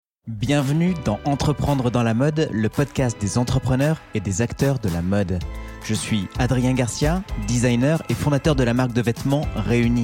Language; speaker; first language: French; native; French